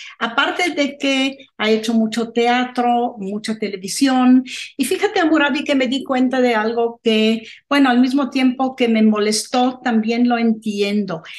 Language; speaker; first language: Spanish; non-native, fluent; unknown